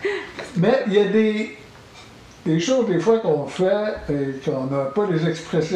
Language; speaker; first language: French; native; French